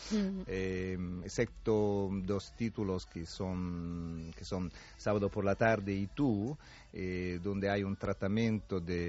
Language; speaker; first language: Spanish; non-native, fluent; Italian